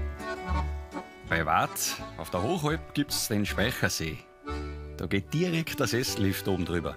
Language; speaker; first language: German; native; German